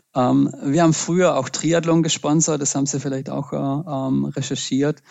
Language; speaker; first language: German; native; German